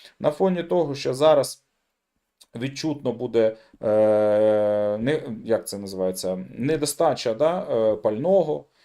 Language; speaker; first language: Ukrainian; non-native, local second language; Russian